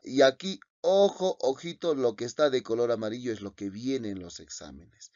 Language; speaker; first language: Spanish; native; Spanish